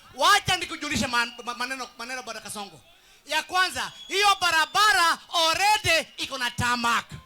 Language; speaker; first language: Swahili; non-native, local second language; Kikuyu